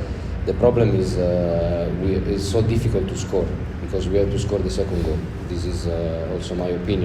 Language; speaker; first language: English; non-native, learner; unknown